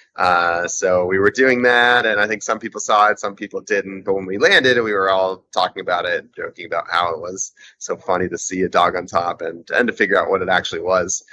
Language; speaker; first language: English; native; English